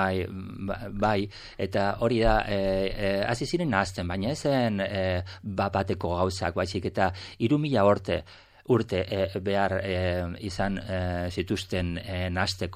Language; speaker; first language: Basque; non-native, local second language; Spanish